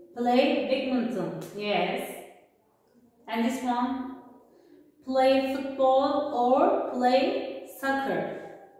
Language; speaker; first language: English; non-native, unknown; Turkish